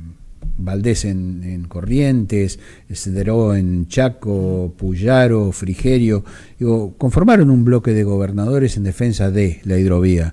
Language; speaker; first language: Spanish; native; Spanish